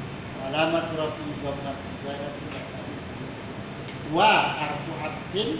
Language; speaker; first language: Arabic; non-native, fluent; Indonesian